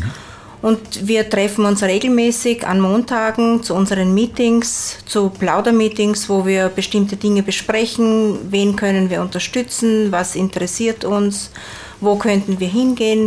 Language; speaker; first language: German; native; German